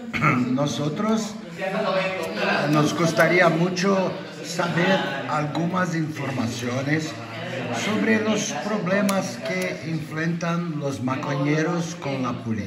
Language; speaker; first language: Spanish; non-native, learner; Portuguese